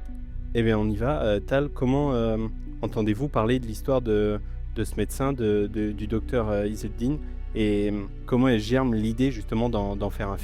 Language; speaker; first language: French; native; French